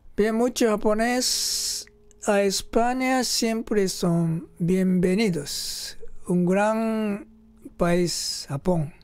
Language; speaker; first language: Spanish; non-native, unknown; Japanese